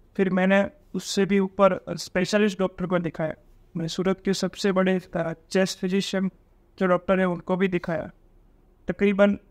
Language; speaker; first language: Hindi; non-native, local second language; Gujarati